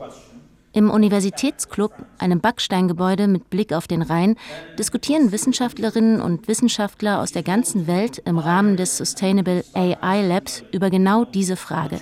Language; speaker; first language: German; native; German